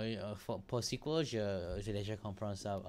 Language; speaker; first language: French; non-native, learner; English